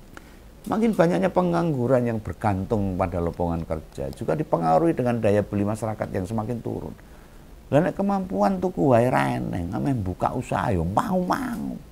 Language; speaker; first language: Indonesian; native; Indonesian